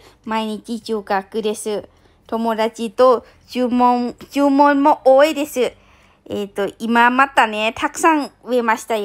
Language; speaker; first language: Japanese; non-native, learner; Lao